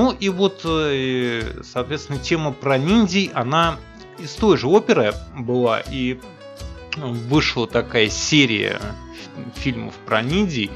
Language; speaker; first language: Russian; native; Russian